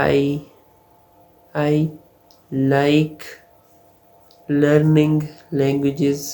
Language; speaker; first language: English; non-native, local second language; Hindi